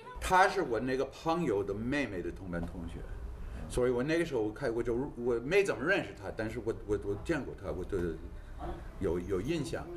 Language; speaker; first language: Chinese; non-native, fluent; English